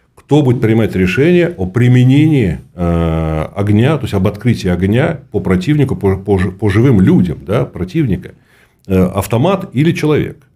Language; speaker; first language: Russian; native; Russian